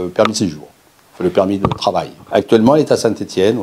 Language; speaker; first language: French; native; French